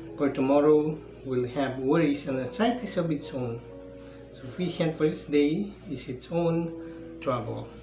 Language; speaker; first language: English; non-native, local second language; Filipino